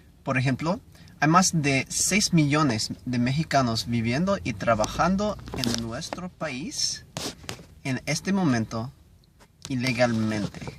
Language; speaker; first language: Spanish; non-native, learner; English